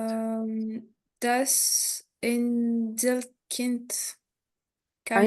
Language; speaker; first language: German; non-native, learner; French